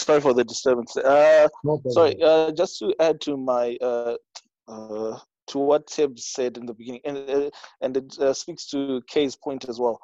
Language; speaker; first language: English; non-native, local second language; Shona